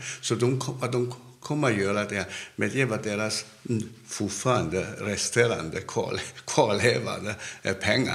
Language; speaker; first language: Swedish; non-native, fluent; Cantonese